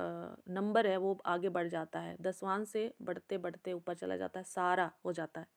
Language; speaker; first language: Hindi; native; Hindi